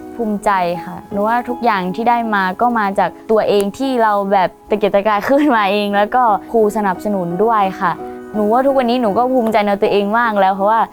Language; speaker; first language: Thai; non-native, local second language; Hmong